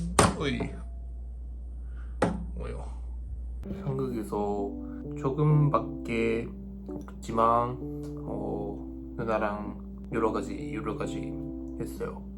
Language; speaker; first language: Korean; non-native, learner; Japanese